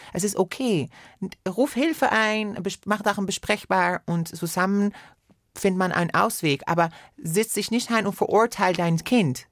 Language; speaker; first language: German; non-native, fluent; Persian